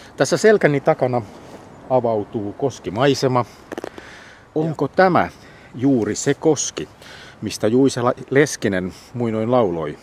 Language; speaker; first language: Finnish; native; Finnish